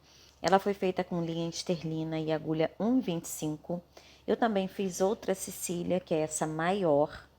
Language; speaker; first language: Portuguese; native; Portuguese